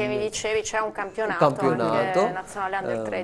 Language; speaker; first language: Italian; native; Italian